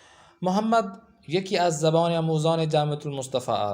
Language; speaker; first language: Persian; non-native, fluent; Urdu